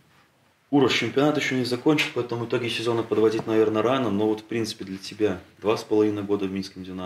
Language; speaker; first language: Russian; native; Russian